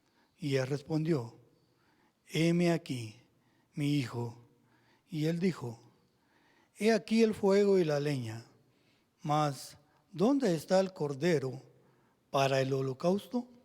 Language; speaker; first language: Spanish; native; Spanish